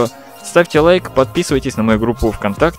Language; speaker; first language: Russian; native; Russian